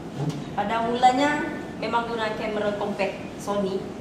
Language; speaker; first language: Malay; native; Malay